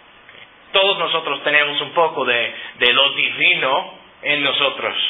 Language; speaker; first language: Spanish; non-native, fluent; English